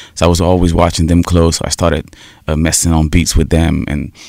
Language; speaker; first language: English; early bilingual, heritage; Portuguese